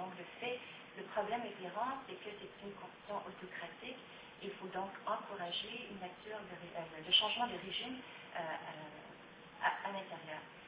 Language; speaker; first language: French; native; French